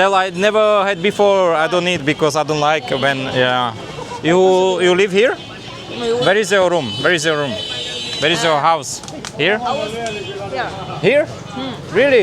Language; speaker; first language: English; non-native, learner; Slovak